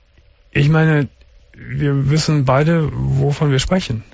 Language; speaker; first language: German; native; German